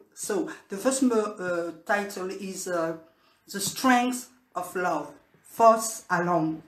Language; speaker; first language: English; non-native, learner; French